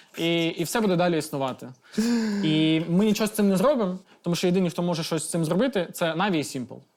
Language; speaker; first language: Ukrainian; non-native, local second language; Russian